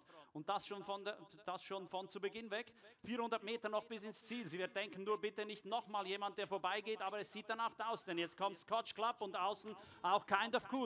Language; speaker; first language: German; native; German